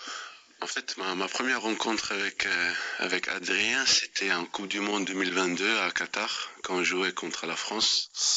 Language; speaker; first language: French; non-native, fluent; Danish